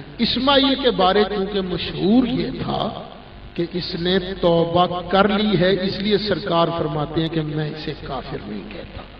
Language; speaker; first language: Urdu; non-native, local second language; Punjabi